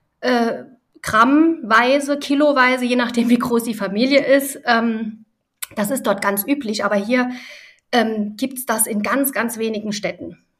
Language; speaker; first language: German; early bilingual, other home language; Italian